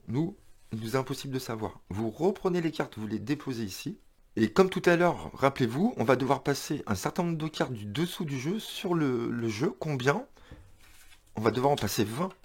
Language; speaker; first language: French; native; French